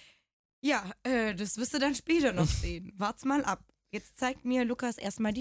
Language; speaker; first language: German; native; German